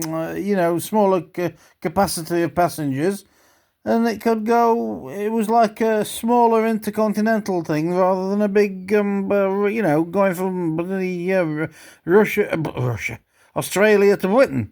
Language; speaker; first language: English; native; English